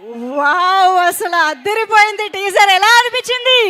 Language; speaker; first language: Telugu; native; Telugu